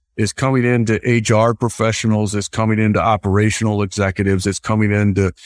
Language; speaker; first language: English; native; English